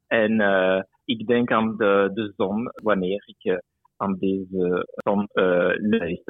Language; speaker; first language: Dutch; non-native, local second language; French